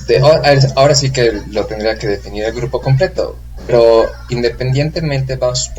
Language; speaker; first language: Spanish; native; Spanish